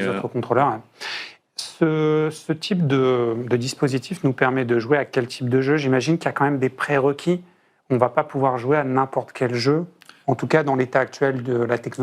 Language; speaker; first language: French; native; French